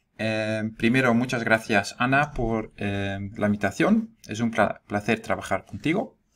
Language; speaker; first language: Spanish; non-native, fluent; Dutch